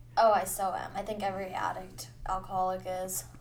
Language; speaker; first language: English; early bilingual, other home language; Hindi